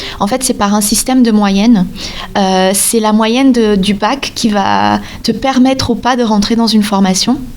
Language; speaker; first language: French; non-native, fluent; Portuguese